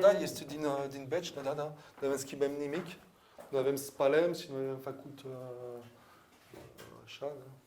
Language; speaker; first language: Romanian; non-native, learner; French